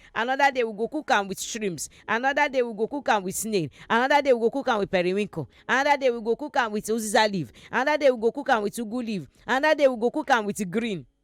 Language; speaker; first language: Nigerian Pidgin; native; Nigerian Pidgin